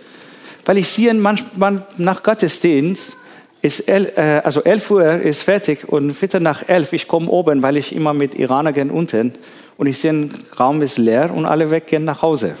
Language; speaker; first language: German; non-native, learner; Persian